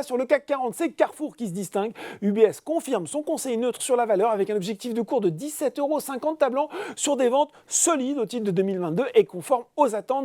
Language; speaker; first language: French; native; French